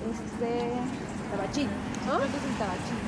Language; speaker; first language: Spanish; native; Spanish